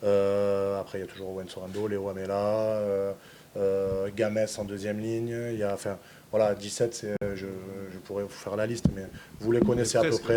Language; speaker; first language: French; native; French